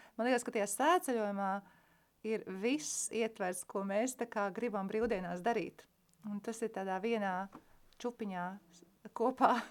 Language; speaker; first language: Latvian; native; Latvian